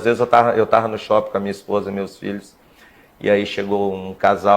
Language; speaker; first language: Portuguese; native; Portuguese